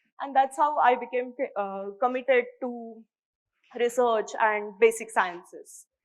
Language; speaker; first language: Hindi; non-native, local second language; Marathi